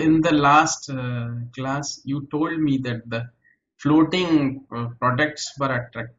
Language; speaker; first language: English; non-native, local second language; Hindi